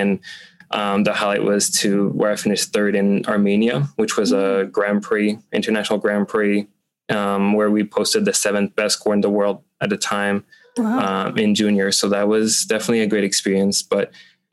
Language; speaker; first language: English; non-native, fluent; French